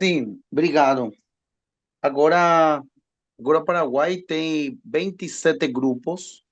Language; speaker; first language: Portuguese; non-native, learner; Spanish